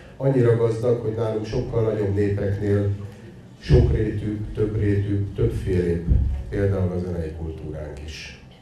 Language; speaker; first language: Hungarian; native; Hungarian